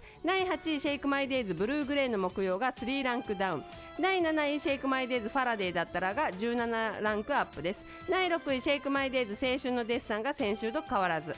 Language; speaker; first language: Japanese; native; Japanese